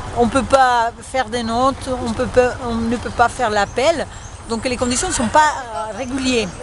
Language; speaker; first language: French; non-native, fluent; Spanish